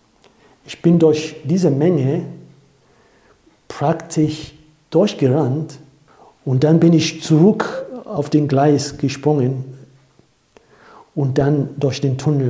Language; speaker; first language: German; non-native, fluent; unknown